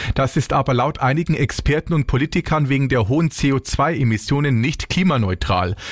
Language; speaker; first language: German; native; German